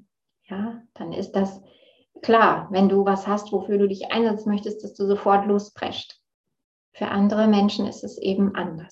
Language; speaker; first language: German; native; German